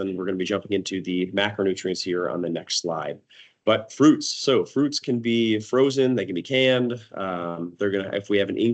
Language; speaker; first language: English; native; English